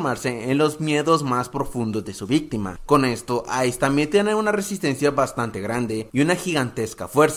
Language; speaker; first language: Spanish; native; Spanish